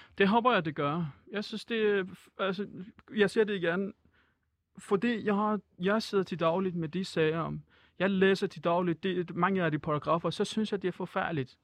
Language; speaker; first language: Danish; non-native, fluent; Persian